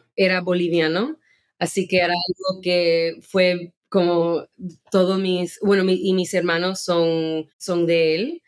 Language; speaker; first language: Spanish; early bilingual, heritage; Spanish